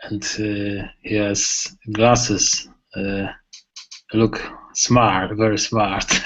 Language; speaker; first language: English; non-native, learner; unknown